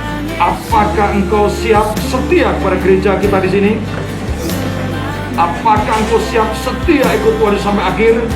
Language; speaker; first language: Indonesian; native; Indonesian